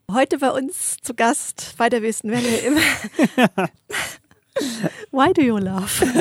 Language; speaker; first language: German; native; German